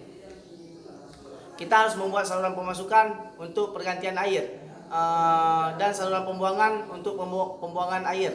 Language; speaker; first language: Indonesian; native; Indonesian